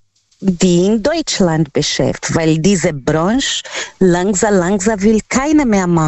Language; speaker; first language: German; non-native, learner; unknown